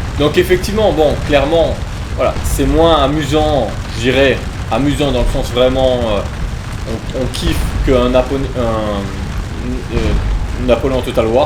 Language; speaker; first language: French; native; French